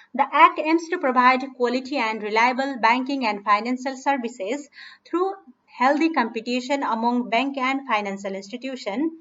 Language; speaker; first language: English; non-native, local second language; Nepali